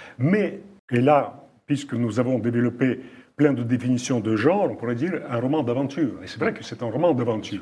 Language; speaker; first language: French; non-native, fluent; Russian